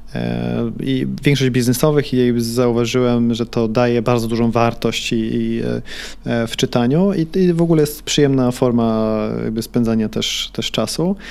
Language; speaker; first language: Polish; early bilingual, heritage; Polish